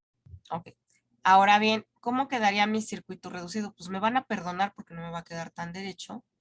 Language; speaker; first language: Spanish; native; Spanish